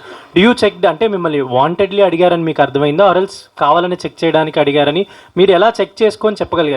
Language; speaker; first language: Telugu; native; Telugu